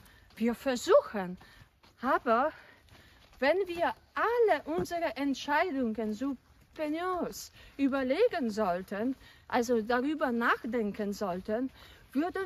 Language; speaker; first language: German; non-native, fluent; Polish